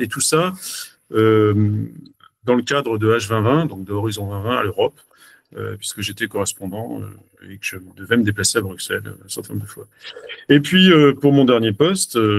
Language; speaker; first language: French; native; French